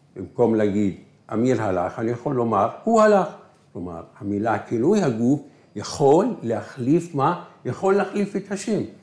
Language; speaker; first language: Hebrew; non-native, local second language; Arabic